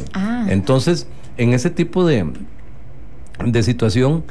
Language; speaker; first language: Spanish; native; Spanish